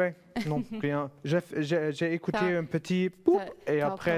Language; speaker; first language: French; non-native, fluent; German